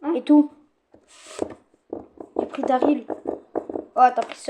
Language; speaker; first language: French; native; French